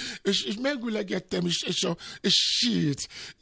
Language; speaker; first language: Hungarian; non-native, learner; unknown